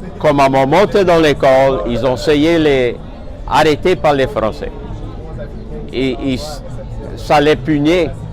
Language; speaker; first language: French; native; French